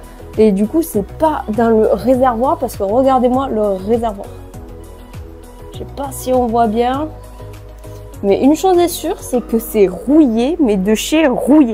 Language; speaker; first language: French; native; French